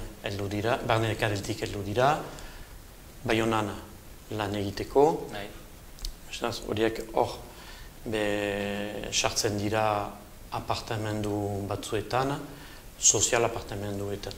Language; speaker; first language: Basque; native; Basque